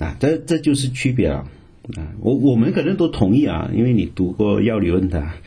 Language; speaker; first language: Chinese; native; Chinese